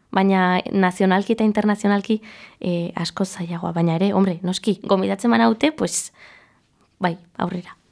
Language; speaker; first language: Basque; non-native, local second language; Spanish